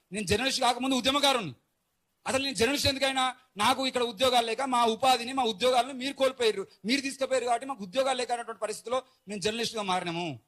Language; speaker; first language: Telugu; native; Telugu